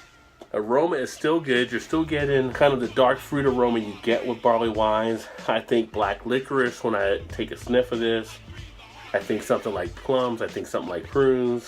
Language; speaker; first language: English; native; English